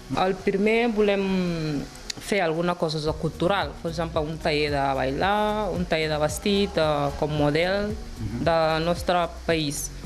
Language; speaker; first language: Catalan; non-native, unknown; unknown